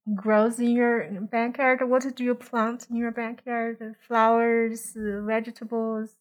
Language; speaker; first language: English; non-native, fluent; Chinese